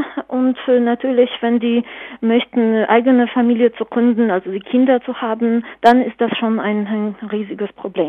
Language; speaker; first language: German; non-native, fluent; Polish